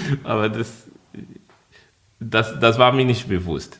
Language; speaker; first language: German; non-native, fluent; French